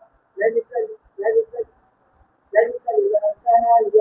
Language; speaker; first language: Arabic; non-native, learner; Bangla